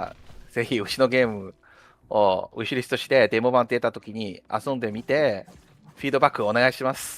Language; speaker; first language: Japanese; non-native, fluent; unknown